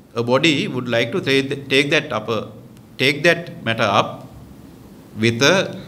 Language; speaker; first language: English; non-native, local second language; Sinhala